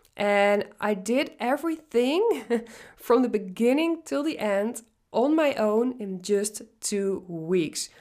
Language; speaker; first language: English; non-native, fluent; Dutch